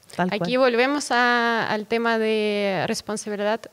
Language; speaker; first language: Spanish; non-native, fluent; Russian